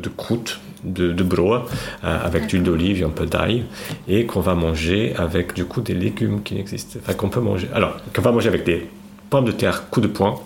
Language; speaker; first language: French; non-native, fluent; Portuguese